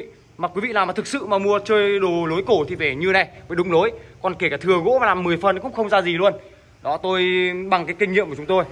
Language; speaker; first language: Vietnamese; native; Vietnamese